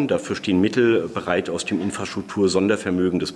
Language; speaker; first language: German; native; German